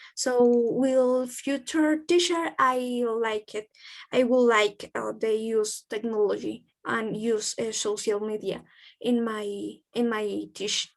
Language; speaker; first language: English; non-native, learner; Spanish